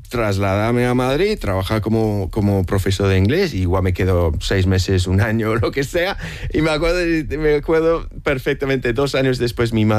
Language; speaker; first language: Spanish; non-native, fluent; English